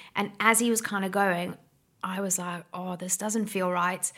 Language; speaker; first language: English; native; English